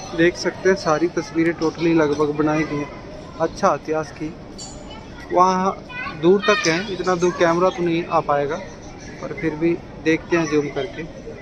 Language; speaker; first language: Hindi; non-native, local second language; Punjabi